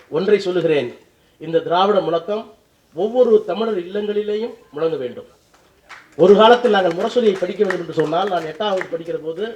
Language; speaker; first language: Tamil; native; Tamil